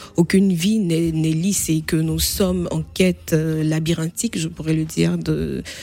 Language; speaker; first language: French; native; French